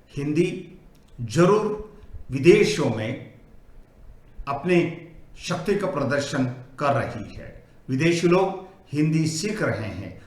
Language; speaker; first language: Hindi; non-native, local second language; Kannada